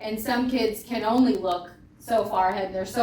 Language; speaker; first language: English; native; English